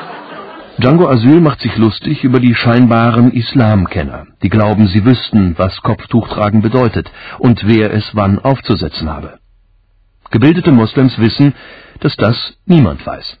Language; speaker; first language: German; native; German